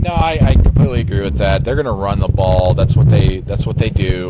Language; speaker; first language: English; native; English